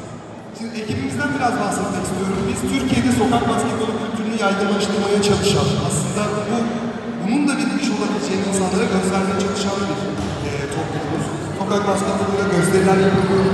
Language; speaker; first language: Turkish; native; Turkish